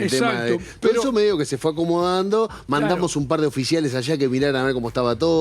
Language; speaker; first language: Spanish; native; Spanish